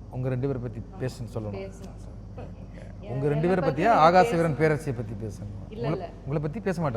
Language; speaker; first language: Tamil; native; Tamil